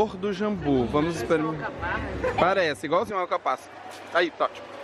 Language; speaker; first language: Portuguese; native; Portuguese